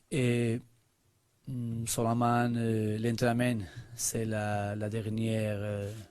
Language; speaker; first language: French; non-native, learner; Spanish